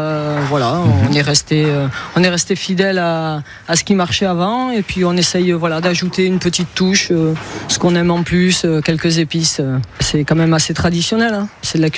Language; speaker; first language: French; native; French